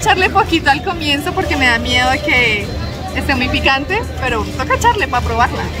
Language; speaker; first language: Spanish; native; Spanish